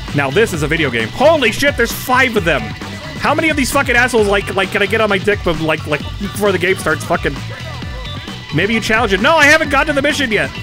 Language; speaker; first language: English; native; English